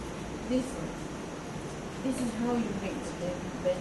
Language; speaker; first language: English; non-native, fluent; Indonesian